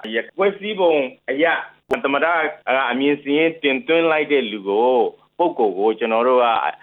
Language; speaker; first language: Burmese; native; Burmese